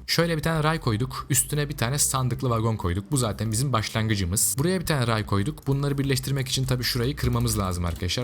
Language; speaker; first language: Turkish; native; Turkish